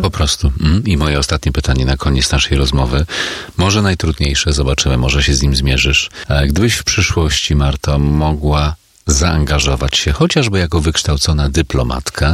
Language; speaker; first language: Polish; native; Polish